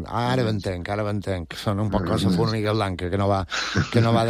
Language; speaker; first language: Catalan; native; Catalan